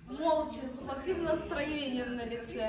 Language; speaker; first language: Russian; non-native, local second language; Ukrainian